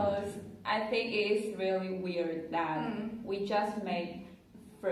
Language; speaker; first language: English; non-native, learner; Chinese